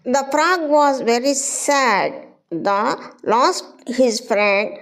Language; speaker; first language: English; non-native, local second language; Telugu